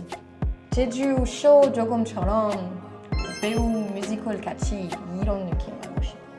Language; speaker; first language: Korean; non-native, learner; French